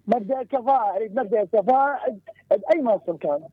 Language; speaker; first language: Arabic; native; Arabic